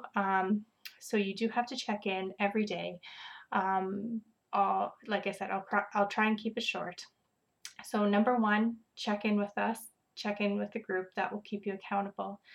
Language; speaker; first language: English; native; English